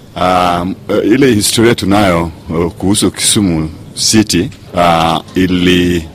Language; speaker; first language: Swahili; non-native, local second language; Luo (Kenya and Tanzania)